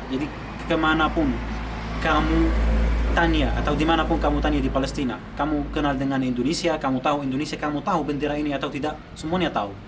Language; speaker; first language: Indonesian; non-native, fluent; Arabic